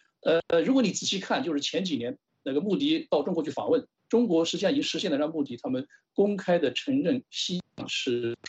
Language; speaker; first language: Chinese; native; Chinese